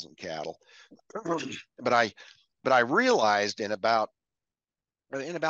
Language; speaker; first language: English; native; English